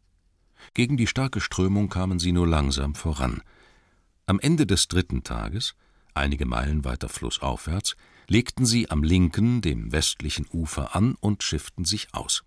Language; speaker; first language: German; native; German